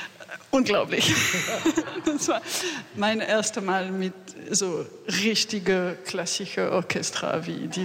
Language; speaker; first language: German; non-native, learner; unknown